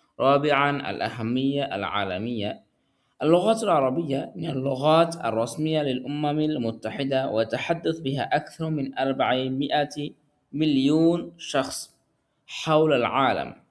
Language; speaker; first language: Arabic; non-native, fluent; Bangla